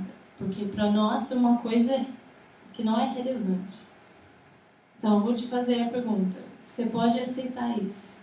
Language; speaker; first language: Portuguese; non-native, fluent; English